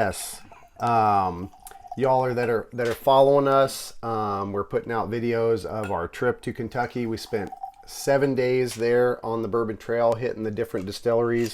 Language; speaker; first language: English; native; English